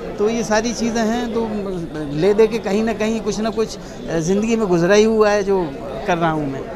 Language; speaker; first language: Hindi; native; Hindi